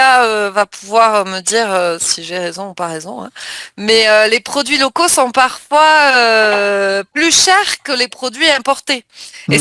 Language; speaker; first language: French; native; French